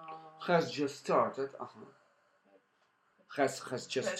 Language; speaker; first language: English; non-native, fluent; Russian